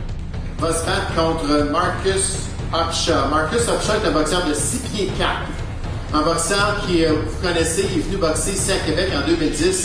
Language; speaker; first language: French; native; French